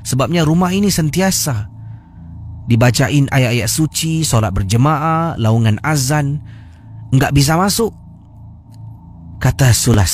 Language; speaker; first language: Malay; native; Malay